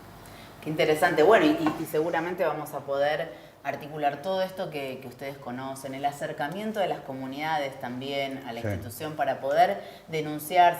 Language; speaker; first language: Spanish; native; Spanish